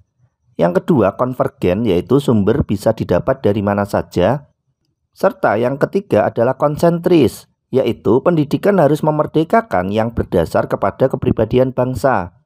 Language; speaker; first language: Indonesian; non-native, local second language; Javanese